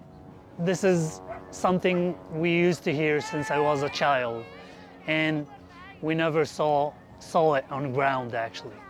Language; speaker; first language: English; non-native, local second language; Arabic